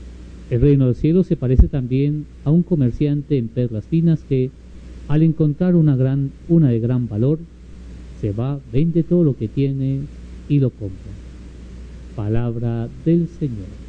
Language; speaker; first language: Spanish; native; Spanish